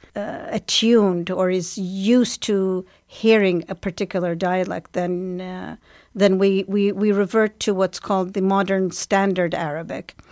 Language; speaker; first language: English; non-native, fluent; Arabic